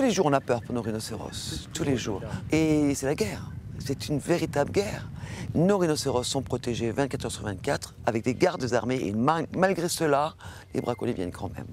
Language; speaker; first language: French; native; French